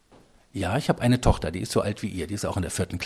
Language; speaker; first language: German; native; German